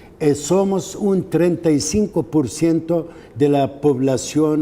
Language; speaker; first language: Spanish; non-native, fluent; Arabic